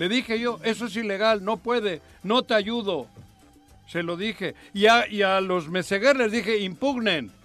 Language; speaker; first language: Spanish; native; Spanish